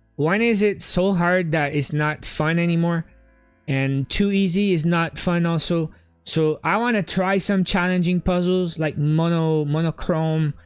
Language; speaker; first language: English; native; English